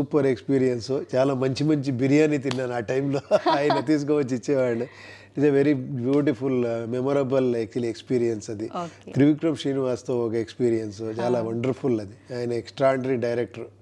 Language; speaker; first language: Telugu; non-native, local second language; Kannada